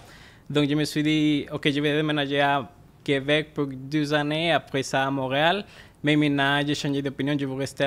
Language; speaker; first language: French; non-native, fluent; Spanish